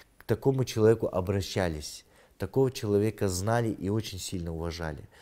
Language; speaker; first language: Russian; non-native, local second language; Kyrgyz